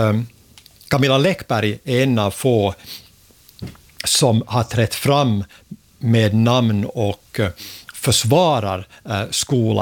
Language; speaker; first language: Swedish; native; Swedish